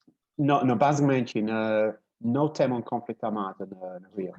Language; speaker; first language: Portuguese; non-native, learner; English